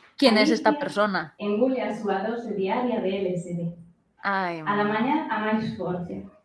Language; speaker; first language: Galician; non-native, local second language; Spanish